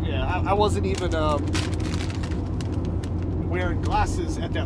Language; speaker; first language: English; native; English